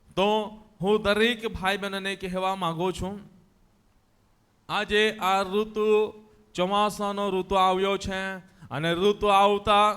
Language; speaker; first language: Gujarati; non-native, local second language; Gamit